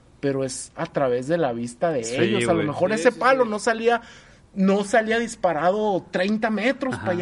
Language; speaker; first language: Spanish; native; Spanish